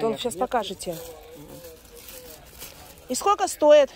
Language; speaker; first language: Russian; native; Russian